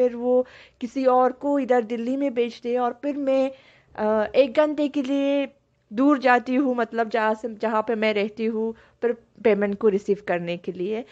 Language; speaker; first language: Hindi; non-native, fluent; Persian